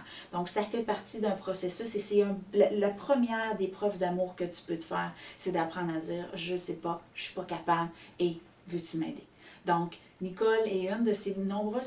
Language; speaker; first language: French; native; French